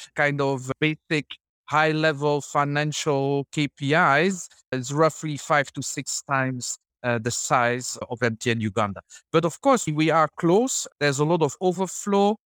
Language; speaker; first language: English; non-native, fluent; Dutch